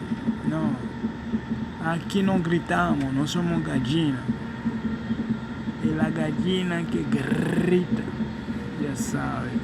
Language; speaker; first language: Spanish; non-native, fluent; Haitian Creole